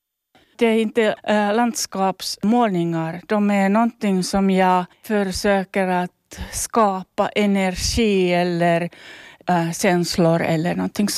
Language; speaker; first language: Swedish; non-native, learner; Finnish